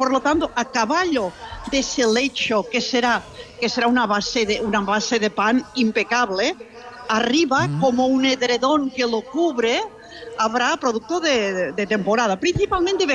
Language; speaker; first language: Spanish; non-native, local second language; Catalan